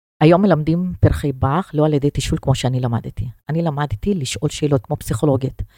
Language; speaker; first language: Hebrew; non-native, fluent; Russian